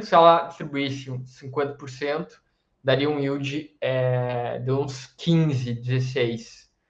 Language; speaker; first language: Portuguese; native; Portuguese